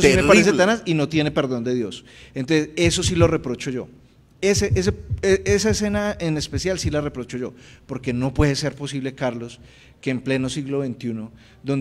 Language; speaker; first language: Spanish; native; Spanish